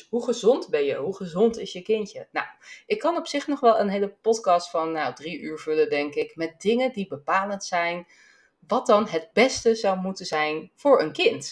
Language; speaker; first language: Dutch; native; Dutch